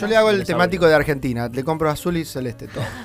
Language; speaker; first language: Spanish; native; Spanish